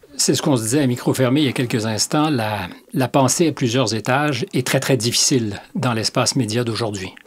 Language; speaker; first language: French; native; French